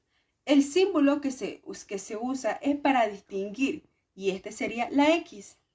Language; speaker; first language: Spanish; native; Spanish